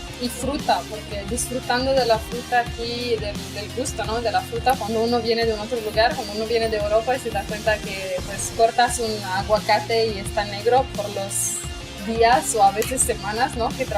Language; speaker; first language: Spanish; non-native, fluent; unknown